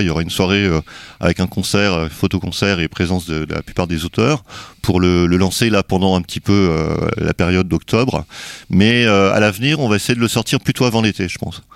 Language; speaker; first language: French; native; French